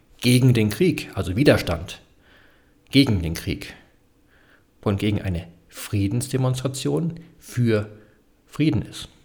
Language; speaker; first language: German; native; German